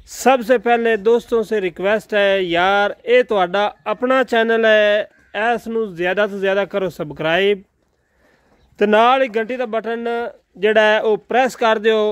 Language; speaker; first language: Urdu; non-native, local second language; Punjabi